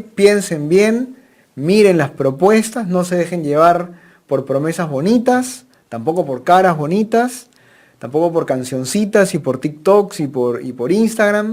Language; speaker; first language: Spanish; native; Spanish